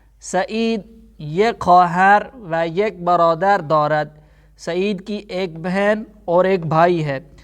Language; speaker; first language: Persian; non-native, fluent; Urdu